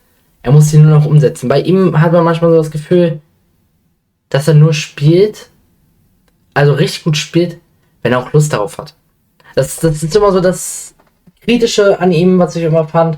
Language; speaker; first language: German; native; German